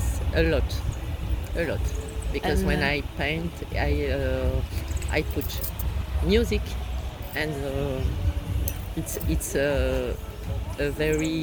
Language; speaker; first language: English; non-native, learner; French